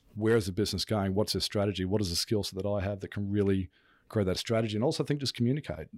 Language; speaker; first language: English; native; English